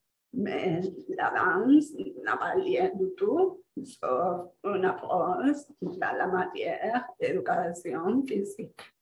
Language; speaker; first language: French; non-native, fluent; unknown